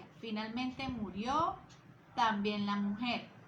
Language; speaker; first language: Spanish; native; Spanish